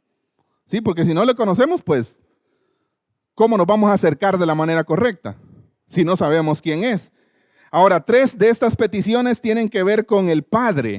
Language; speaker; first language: Spanish; native; Spanish